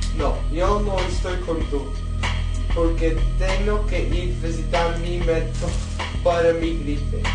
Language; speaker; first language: Spanish; non-native, learner; English